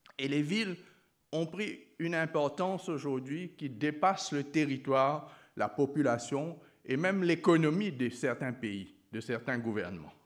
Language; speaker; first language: French; non-native, local second language; Morisyen